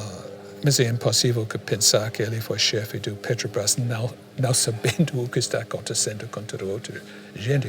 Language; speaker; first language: Portuguese; non-native, fluent; English